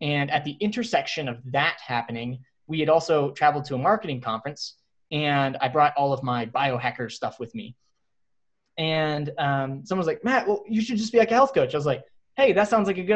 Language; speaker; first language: English; native; English